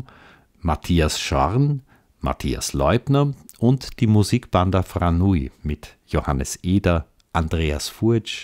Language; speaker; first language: German; native; German